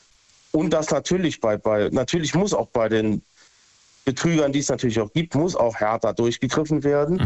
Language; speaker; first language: German; native; German